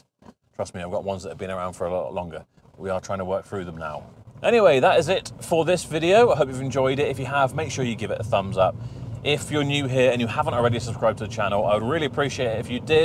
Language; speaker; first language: English; native; English